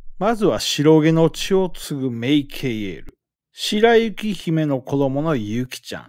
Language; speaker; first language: Japanese; native; Japanese